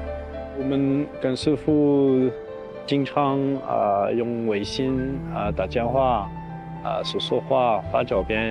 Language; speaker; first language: Chinese; non-native, fluent; French